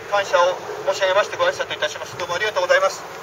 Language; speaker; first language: Japanese; native; Japanese